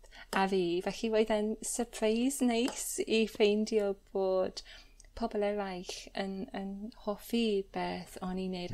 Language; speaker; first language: Welsh; non-native, learner; English